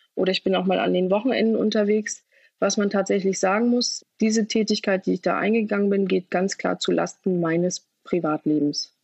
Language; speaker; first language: German; native; German